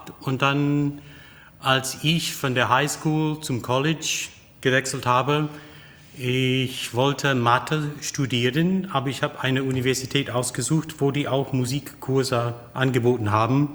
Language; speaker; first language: German; non-native, fluent; English